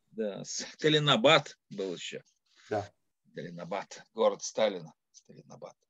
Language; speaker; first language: Russian; native; Russian